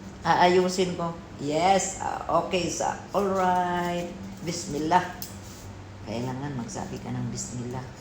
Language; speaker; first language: Filipino; non-native, local second language; Cebuano